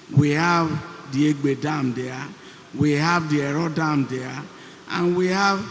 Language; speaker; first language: English; non-native, local second language; Yoruba